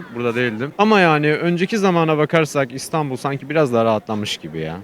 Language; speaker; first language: Turkish; native; Turkish